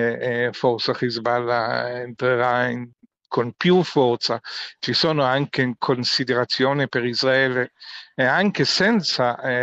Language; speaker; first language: Italian; non-native, fluent; Hebrew